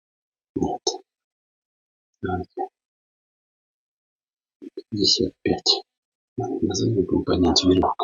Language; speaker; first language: Russian; native; Russian